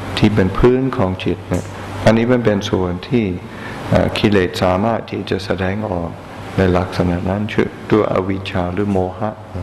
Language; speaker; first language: Thai; non-native, fluent; English